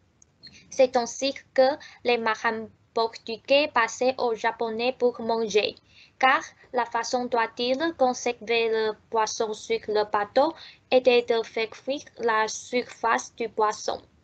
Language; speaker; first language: French; non-native, learner; Chinese